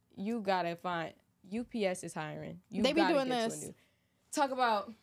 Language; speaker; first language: English; native; English